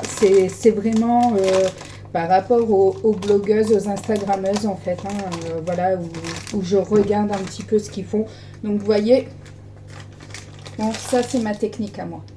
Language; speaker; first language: French; native; French